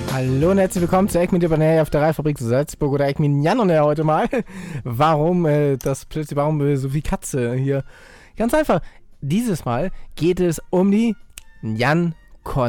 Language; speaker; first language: German; native; German